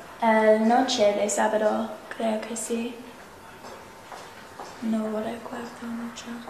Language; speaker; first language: Spanish; non-native, learner; English